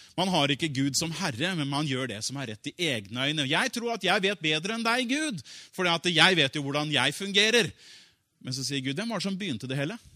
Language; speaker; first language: Norwegian; native; Norwegian